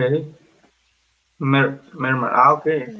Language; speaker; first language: English; non-native, learner; Spanish